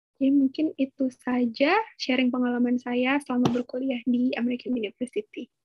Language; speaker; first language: Indonesian; native; Indonesian